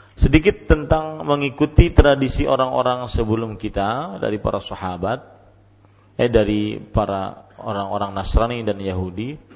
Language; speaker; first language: Indonesian; non-native, local second language; Banjar